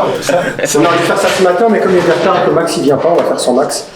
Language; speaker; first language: French; native; French